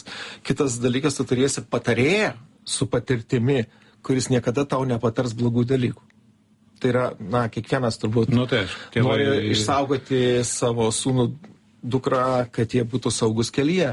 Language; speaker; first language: Lithuanian; native; Lithuanian